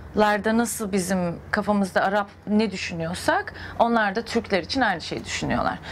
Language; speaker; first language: Turkish; native; Turkish